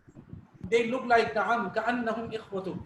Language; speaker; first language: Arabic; non-native, fluent; Urdu